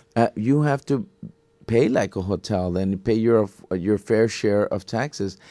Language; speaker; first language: English; native; English